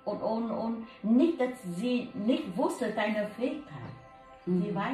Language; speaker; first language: German; non-native, learner; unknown